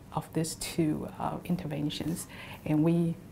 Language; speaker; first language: English; non-native, fluent; Chinese